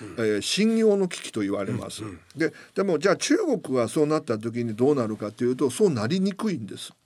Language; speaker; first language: Japanese; non-native, fluent; Chinese